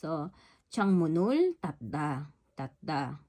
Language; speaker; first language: Korean; non-native, learner; Filipino